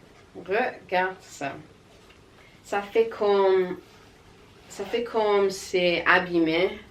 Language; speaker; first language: French; non-native, learner; English